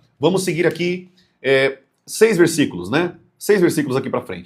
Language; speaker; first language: Portuguese; native; Portuguese